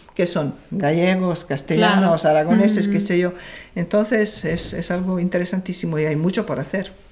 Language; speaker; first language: Spanish; non-native, fluent; Serbian